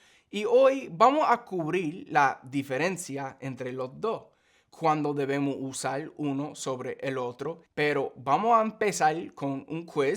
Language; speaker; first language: Spanish; early bilingual, heritage; English